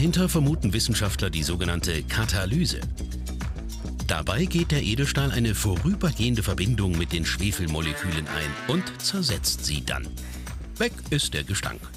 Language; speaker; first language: German; native; German